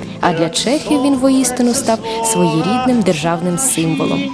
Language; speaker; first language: Ukrainian; native; Ukrainian